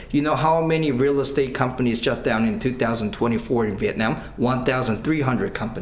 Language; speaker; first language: English; non-native, fluent; Korean